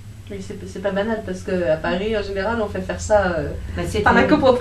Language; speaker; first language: French; native; French